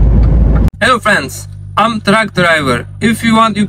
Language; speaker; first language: English; non-native, learner; Turkish